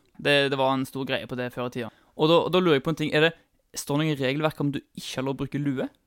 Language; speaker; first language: Norwegian; native; Norwegian